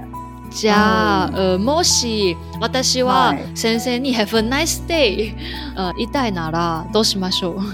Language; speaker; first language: Japanese; non-native, learner; Chinese